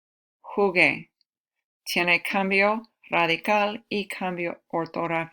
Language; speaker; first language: Spanish; non-native, fluent; English